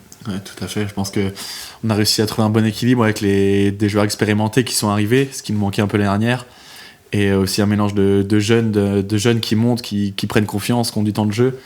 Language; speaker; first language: French; native; French